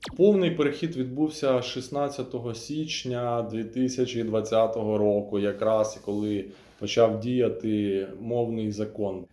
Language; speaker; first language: Ukrainian; non-native, local second language; Russian